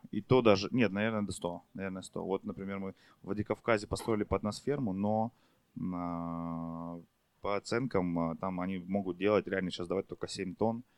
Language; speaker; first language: Russian; native; Russian